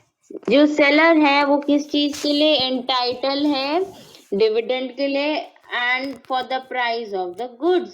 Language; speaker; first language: Hindi; native; Hindi